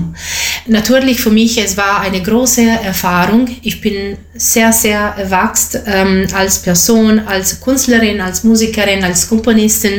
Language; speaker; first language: German; non-native, learner; Italian